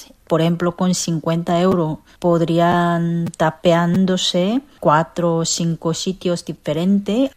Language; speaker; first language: Spanish; non-native, fluent; Korean